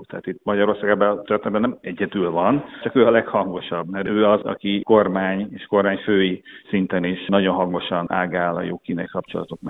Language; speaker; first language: Hungarian; native; Hungarian